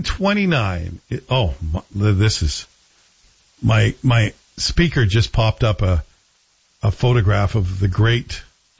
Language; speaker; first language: English; native; English